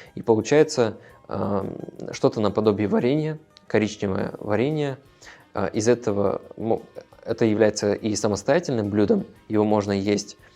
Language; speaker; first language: Russian; non-native, local second language; Tajik